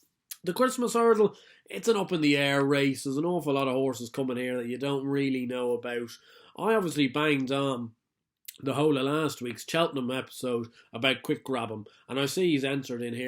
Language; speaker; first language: English; native; English